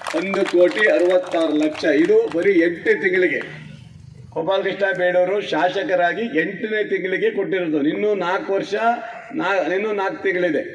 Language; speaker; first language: Kannada; native; Kannada